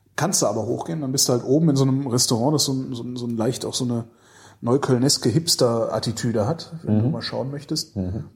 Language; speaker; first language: German; native; German